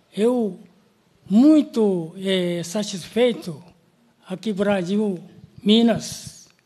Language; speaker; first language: Portuguese; non-native, learner; Korean